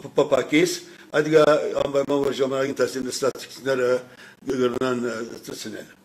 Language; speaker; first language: Armenian; early bilingual, heritage; Armenian